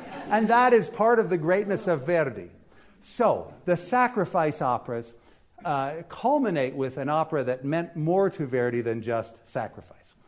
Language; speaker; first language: English; native; English